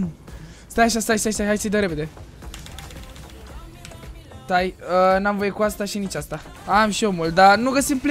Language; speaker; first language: Romanian; native; Romanian